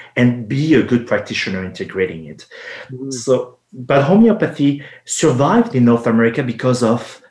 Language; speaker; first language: English; non-native, fluent; French